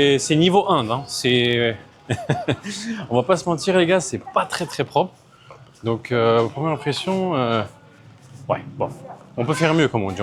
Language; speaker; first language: French; native; French